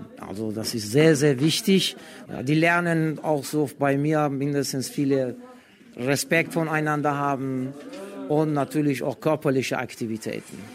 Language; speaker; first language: German; non-native, fluent; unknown